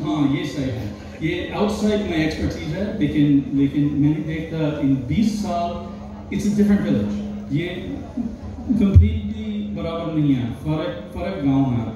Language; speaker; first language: Hindi; non-native, learner; English